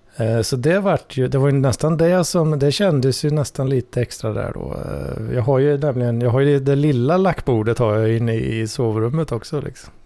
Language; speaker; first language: Swedish; native; Swedish